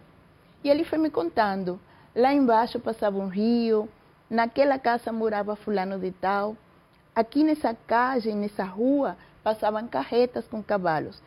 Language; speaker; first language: Portuguese; non-native, fluent; Spanish